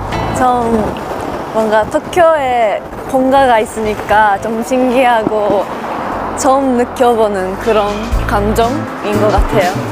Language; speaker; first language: Korean; non-native, fluent; Japanese